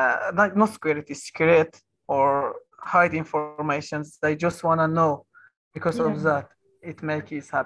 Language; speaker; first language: English; non-native, learner; Kurdish